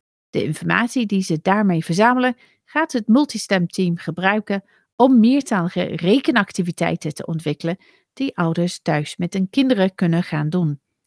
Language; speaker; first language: Dutch; non-native, fluent; English